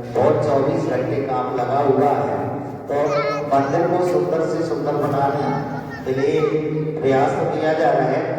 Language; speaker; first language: Hindi; native; Hindi